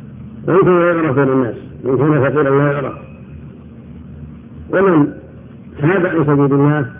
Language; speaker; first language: Arabic; native; Arabic